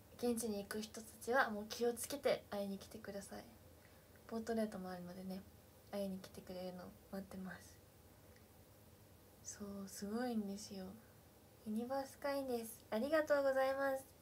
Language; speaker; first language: Japanese; native; Japanese